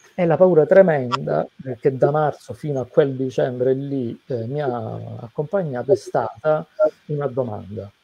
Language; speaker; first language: Italian; native; Italian